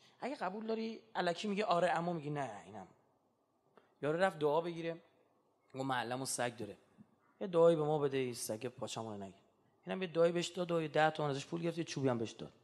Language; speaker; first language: Persian; native; Persian